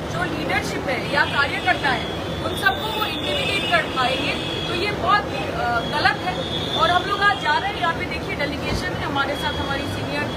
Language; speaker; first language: Hindi; non-native, local second language; Bangla